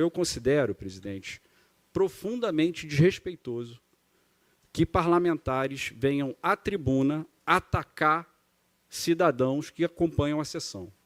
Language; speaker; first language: Portuguese; native; Portuguese